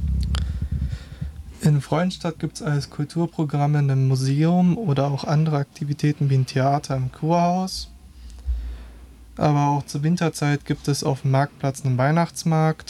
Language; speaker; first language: German; native; German